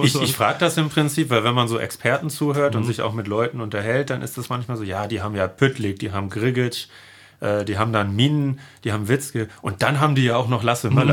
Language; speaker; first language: German; native; German